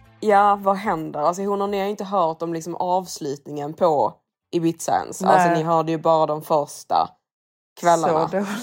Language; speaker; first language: Swedish; native; Swedish